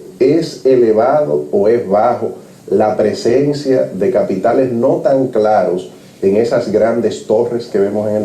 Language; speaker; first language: Spanish; native; Spanish